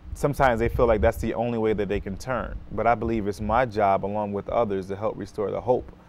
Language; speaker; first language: English; native; English